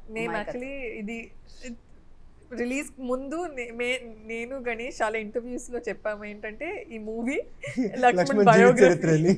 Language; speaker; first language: Telugu; non-native, fluent; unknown